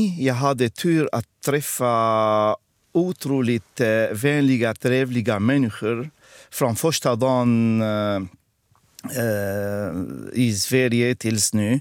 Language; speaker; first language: Swedish; non-native, fluent; Arabic